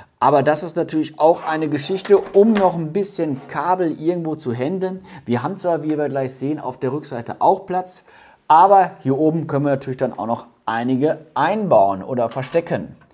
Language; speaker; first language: German; native; German